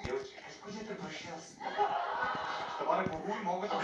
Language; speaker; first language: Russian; non-native, learner; Mongolian